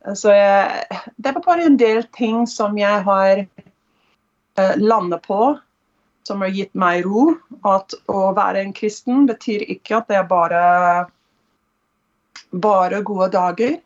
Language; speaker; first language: Norwegian; non-native, fluent; English